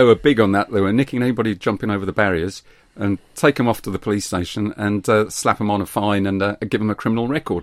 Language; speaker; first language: English; native; English